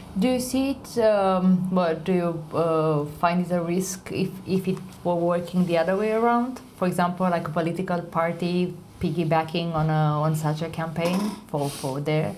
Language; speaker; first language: English; non-native, fluent; Romanian